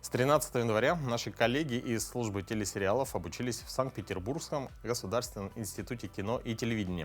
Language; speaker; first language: Russian; native; Russian